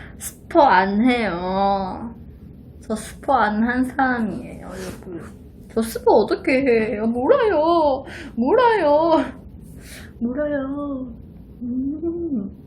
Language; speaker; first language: Korean; non-native, learner; Chinese